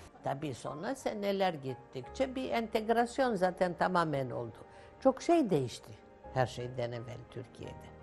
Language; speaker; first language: Turkish; non-native, local second language; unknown